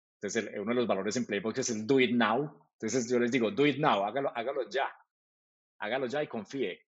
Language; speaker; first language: Spanish; native; Spanish